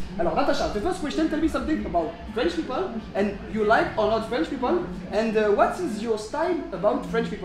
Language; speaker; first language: English; non-native, learner; French